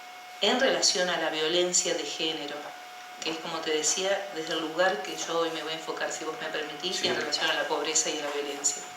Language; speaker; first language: Spanish; native; Spanish